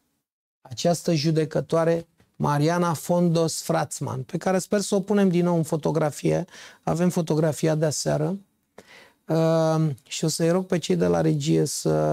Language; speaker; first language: Romanian; native; Romanian